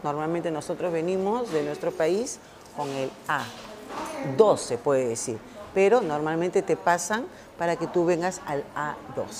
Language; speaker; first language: Spanish; native; Spanish